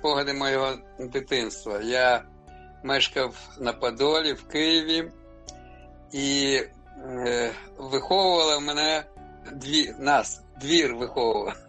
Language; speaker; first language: Ukrainian; non-native, local second language; Russian